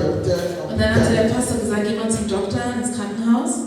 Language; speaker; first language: German; non-native, fluent; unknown